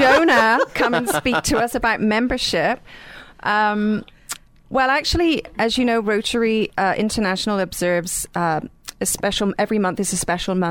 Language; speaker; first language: English; native; English